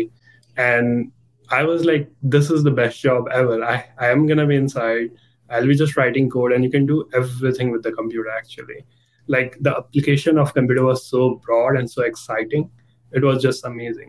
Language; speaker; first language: English; non-native, local second language; Hindi